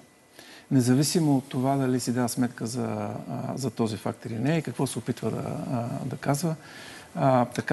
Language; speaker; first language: Bulgarian; native; Bulgarian